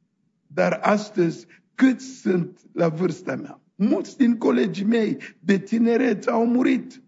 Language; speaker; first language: Romanian; non-native, fluent; French